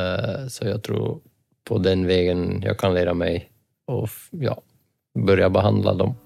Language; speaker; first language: Swedish; non-native, fluent; Dutch